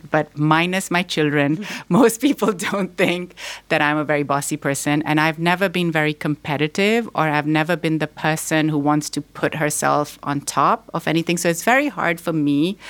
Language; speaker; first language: English; non-native, local second language; Urdu